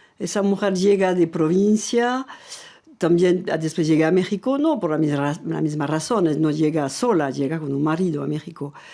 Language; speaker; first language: Spanish; non-native, fluent; French